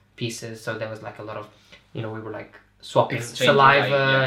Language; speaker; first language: English; non-native, fluent; Portuguese